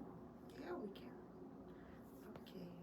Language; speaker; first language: English; non-native, learner; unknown